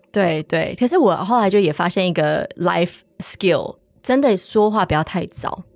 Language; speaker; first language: Chinese; early bilingual, heritage; Chinese